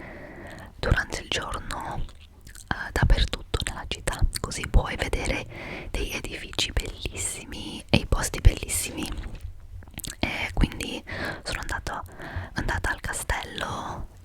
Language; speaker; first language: Italian; non-native, fluent; English